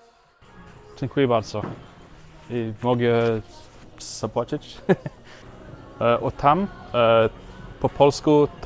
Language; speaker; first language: Polish; non-native, learner; Norwegian